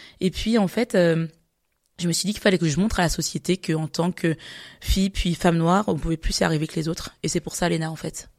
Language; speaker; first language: French; native; French